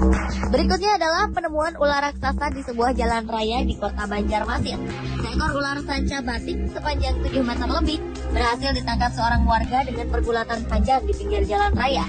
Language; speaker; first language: Indonesian; native; Indonesian